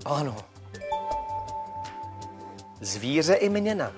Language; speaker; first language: Czech; native; Czech